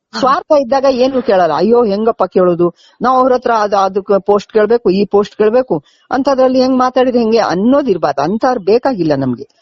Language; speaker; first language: Kannada; non-native, local second language; Lambadi